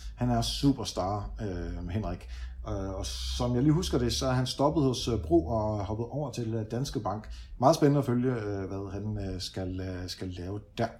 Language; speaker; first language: Danish; early bilingual, other home language; Dutch